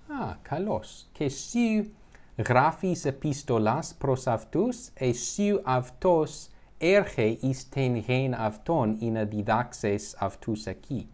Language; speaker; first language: Greek; non-native, learner; English